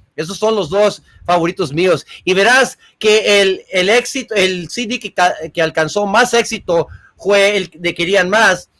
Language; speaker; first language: Spanish; early bilingual, other home language; English